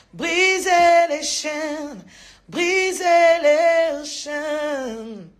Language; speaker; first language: French; non-native, local second language; Lingala